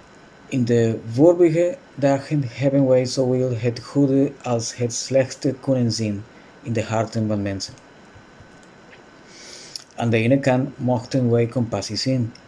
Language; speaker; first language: Dutch; non-native, fluent; Spanish